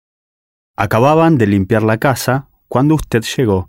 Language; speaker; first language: Spanish; non-native, learner; English